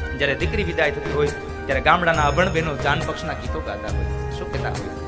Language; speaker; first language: Gujarati; native; Gujarati